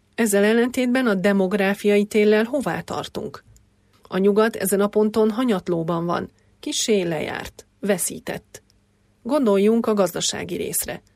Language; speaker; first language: Hungarian; native; Hungarian